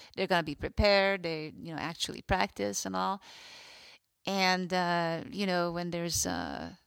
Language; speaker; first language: English; non-native, fluent; Hungarian